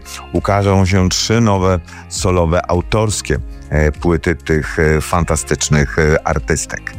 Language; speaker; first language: Polish; native; Polish